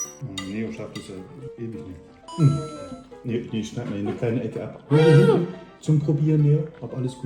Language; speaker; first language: German; native; German